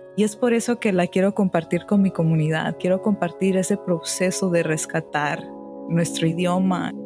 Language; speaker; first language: Spanish; early bilingual, heritage; Spanish